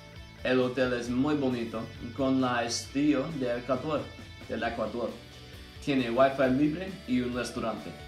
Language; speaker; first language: Spanish; non-native, learner; English